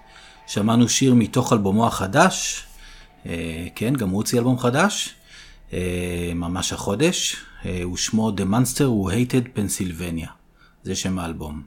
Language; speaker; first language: Hebrew; native; Hebrew